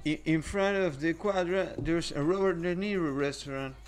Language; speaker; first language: English; non-native, learner; Spanish